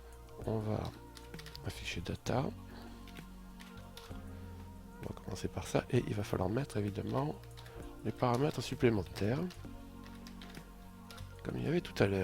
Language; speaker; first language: French; native; French